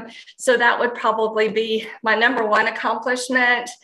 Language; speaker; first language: English; native; English